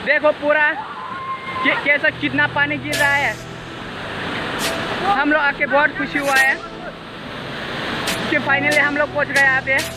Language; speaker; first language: Hindi; non-native, local second language; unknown